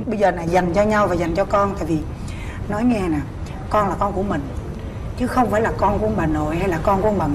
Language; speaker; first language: Vietnamese; native; Vietnamese